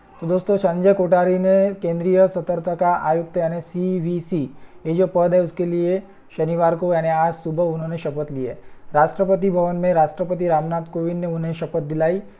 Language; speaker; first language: Hindi; non-native, local second language; Marathi